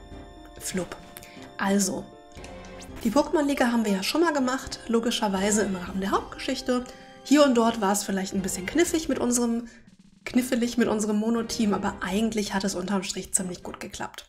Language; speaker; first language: German; native; German